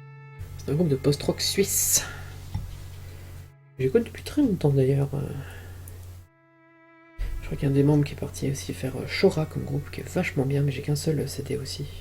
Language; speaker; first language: French; native; French